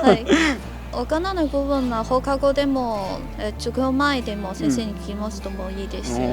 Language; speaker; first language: Japanese; non-native, learner; Chinese